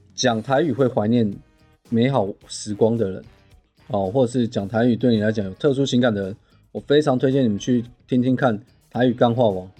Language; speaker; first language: Chinese; non-native, local second language; Min Nan Chinese